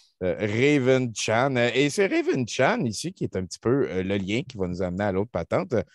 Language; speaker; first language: French; native; French